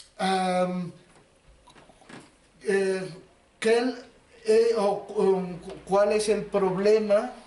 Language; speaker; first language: French; non-native, learner; Spanish